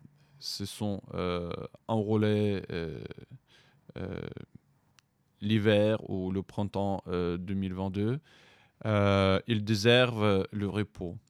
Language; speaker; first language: French; non-native, fluent; Ukrainian